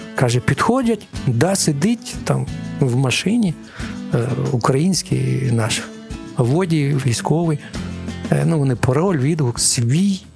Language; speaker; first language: Ukrainian; non-native, local second language; Russian